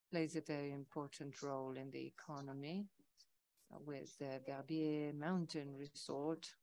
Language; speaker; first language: English; non-native, fluent; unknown